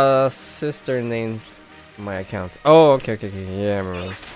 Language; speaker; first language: English; early bilingual, other home language; Spanish